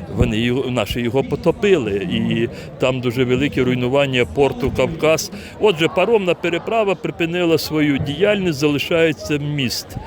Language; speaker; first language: Ukrainian; non-native, local second language; Crimean Tatar